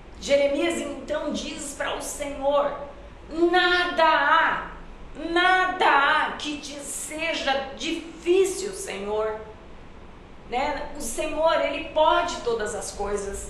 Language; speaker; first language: Portuguese; native; Portuguese